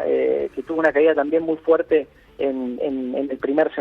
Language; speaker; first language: Spanish; native; Spanish